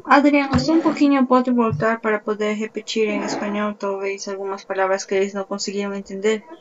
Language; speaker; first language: Portuguese; non-native, fluent; Spanish